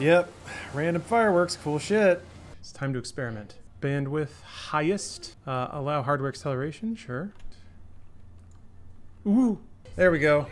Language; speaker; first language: English; native; English